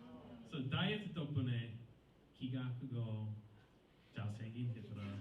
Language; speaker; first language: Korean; non-native, learner; English